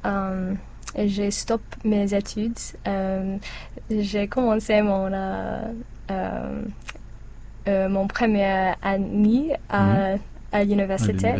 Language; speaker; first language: French; non-native, learner; English